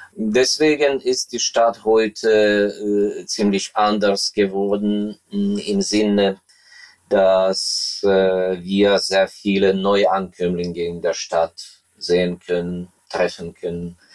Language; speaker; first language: German; non-native, fluent; Ukrainian